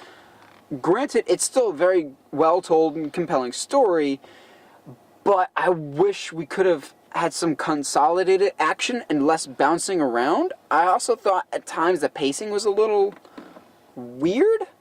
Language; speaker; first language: English; native; English